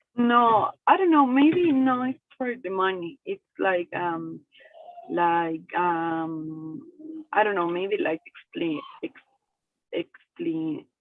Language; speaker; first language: English; non-native, learner; Spanish